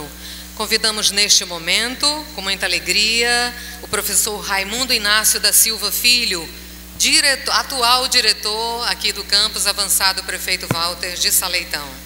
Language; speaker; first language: Portuguese; native; Portuguese